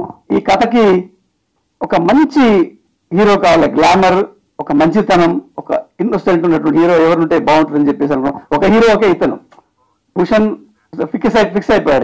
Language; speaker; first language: Telugu; native; Telugu